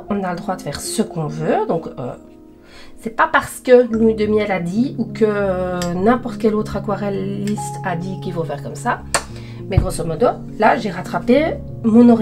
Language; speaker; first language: French; native; French